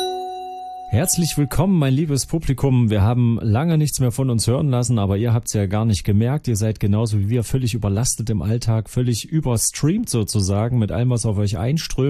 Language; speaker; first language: German; native; German